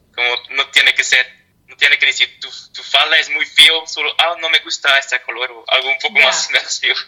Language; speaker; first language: Spanish; non-native, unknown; Dutch